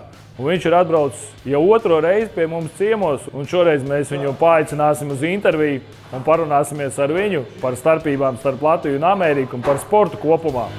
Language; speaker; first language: Latvian; native; Latvian